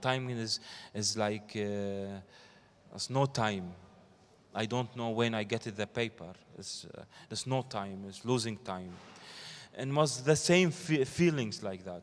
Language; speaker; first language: English; non-native, learner; Arabic